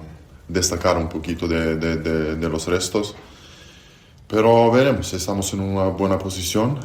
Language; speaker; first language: Spanish; non-native, fluent; Serbian